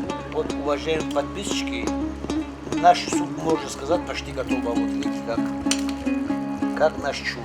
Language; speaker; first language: Russian; non-native, fluent; Tajik